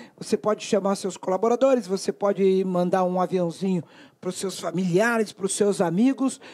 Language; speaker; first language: Portuguese; native; Portuguese